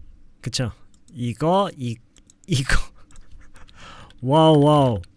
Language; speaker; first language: Korean; native; Korean